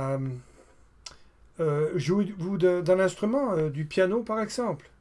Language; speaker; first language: French; non-native, fluent; English